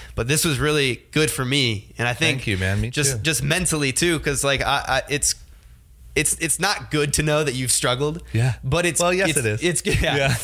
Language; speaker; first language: English; native; English